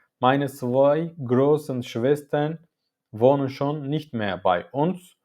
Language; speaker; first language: German; non-native, learner; Turkish